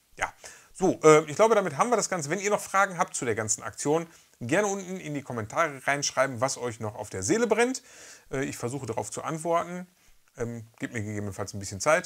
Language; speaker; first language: German; native; German